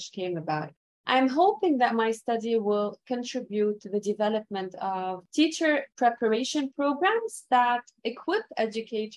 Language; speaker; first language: English; non-native, fluent; Arabic